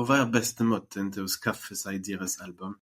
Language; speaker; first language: Norwegian; non-native, fluent; French